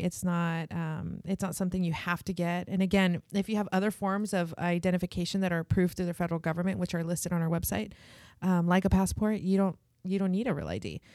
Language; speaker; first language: English; early bilingual, other home language; Spanish